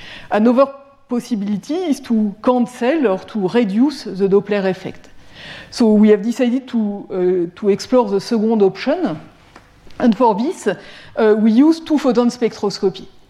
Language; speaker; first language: English; non-native, fluent; French